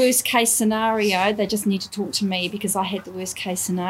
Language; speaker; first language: English; native; English